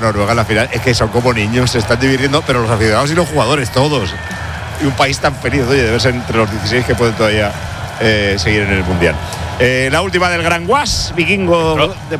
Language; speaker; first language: Spanish; native; Spanish